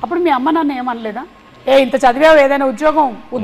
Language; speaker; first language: Telugu; native; Telugu